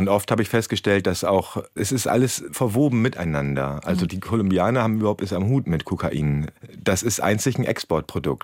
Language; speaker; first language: German; native; German